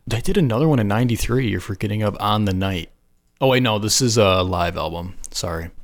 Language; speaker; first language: English; native; English